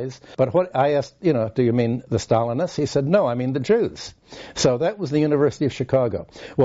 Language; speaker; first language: English; native; English